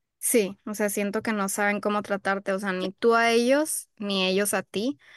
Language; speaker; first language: Spanish; early bilingual, heritage; Spanish